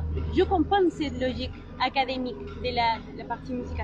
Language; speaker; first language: French; non-native, learner; Spanish